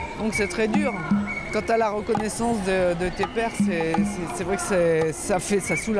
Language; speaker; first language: French; native; French